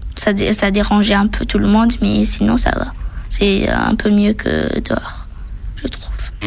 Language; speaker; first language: French; early bilingual, other home language; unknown